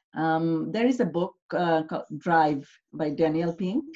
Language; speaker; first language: English; non-native, local second language; Bangla